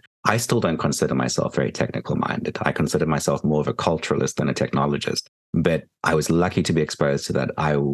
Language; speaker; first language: English; native; English